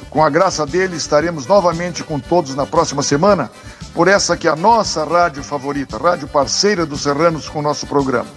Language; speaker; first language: Portuguese; native; Portuguese